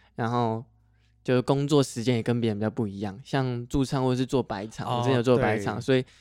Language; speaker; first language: Chinese; non-native, local second language; Hakka Chinese